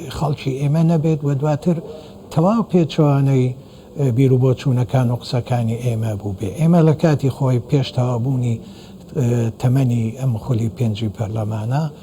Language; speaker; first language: Central Kurdish; non-native, local second language; Assyrian Neo-Aramaic